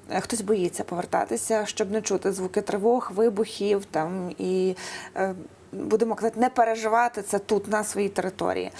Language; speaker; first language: Ukrainian; native; Ukrainian